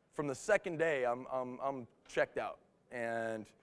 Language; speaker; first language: English; native; English